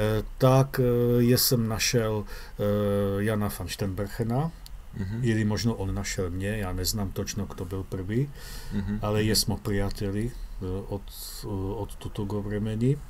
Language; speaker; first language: Czech; non-native, learner; Russian